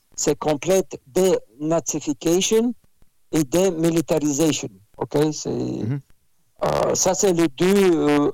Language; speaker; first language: French; non-native, fluent; Russian